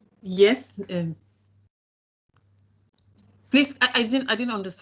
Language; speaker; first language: English; non-native, learner; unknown